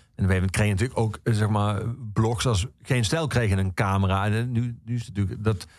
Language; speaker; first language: Dutch; native; Dutch